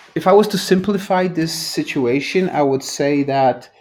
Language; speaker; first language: English; non-native, fluent; Polish